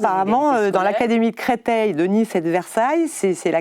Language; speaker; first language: French; native; French